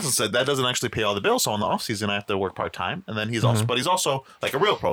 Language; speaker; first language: English; non-native, fluent; Spanish